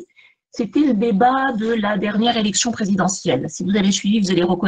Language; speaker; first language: French; native; French